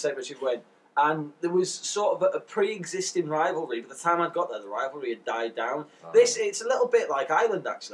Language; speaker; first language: English; native; English